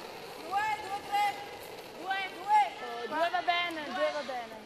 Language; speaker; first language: Italian; native; Italian